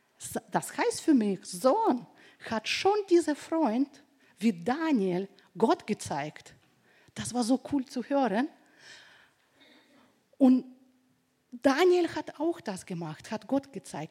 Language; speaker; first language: German; non-native, fluent; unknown